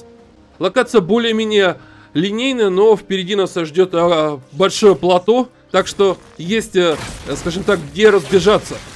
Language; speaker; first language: Russian; native; Russian